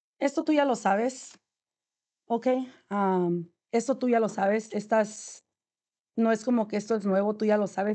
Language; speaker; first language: Spanish; native; Spanish